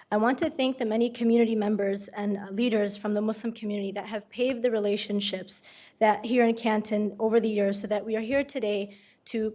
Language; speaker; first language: English; native; English